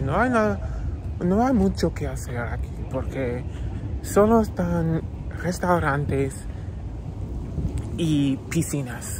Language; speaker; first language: Spanish; non-native, learner; English